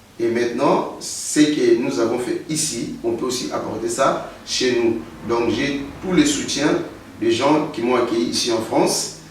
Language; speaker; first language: French; non-native, local second language; Lingala